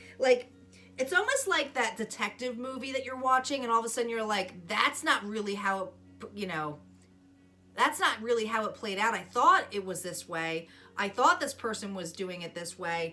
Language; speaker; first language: English; native; English